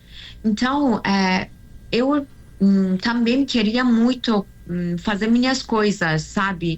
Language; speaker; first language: Portuguese; non-native, learner; Persian